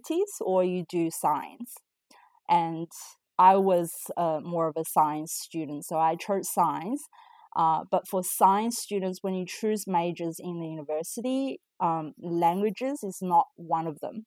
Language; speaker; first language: English; non-native, fluent; Chinese